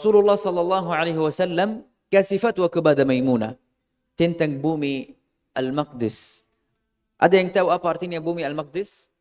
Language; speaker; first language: Indonesian; non-native, fluent; Arabic